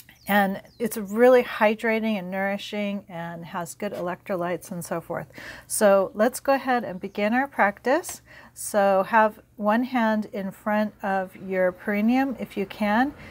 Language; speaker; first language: English; native; English